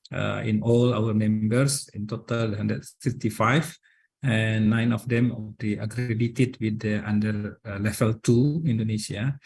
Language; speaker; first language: English; non-native, learner; Indonesian